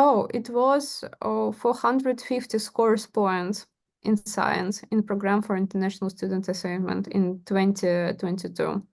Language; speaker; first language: English; non-native, learner; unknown